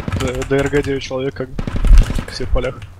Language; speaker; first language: Russian; native; Russian